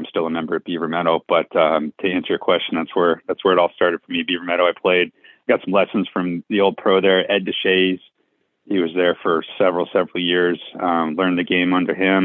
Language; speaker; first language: English; native; English